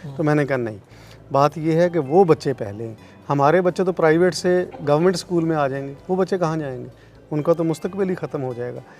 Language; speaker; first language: Urdu; non-native, local second language; Punjabi